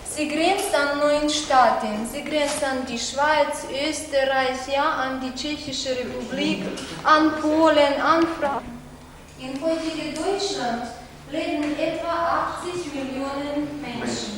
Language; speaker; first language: German; non-native, learner; Ukrainian